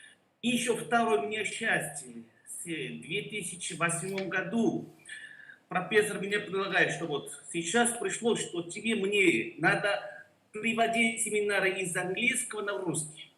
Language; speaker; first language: Russian; non-native, learner; Korean